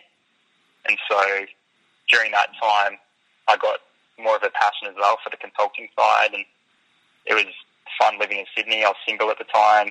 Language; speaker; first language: English; native; English